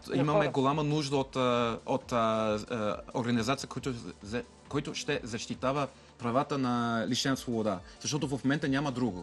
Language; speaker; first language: Bulgarian; non-native, learner; English